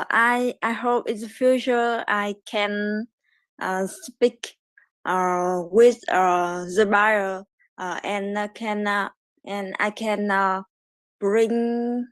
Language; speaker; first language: English; non-native, learner; Vietnamese